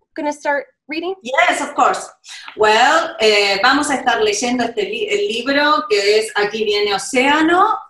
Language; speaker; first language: English; non-native, learner; Spanish